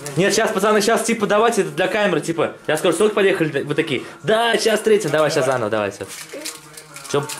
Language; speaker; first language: Russian; native; Russian